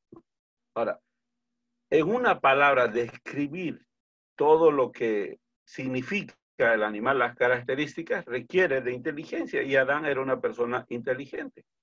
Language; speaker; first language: Spanish; native; Spanish